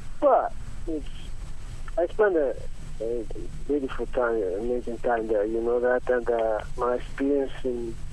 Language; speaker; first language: English; non-native, learner; Italian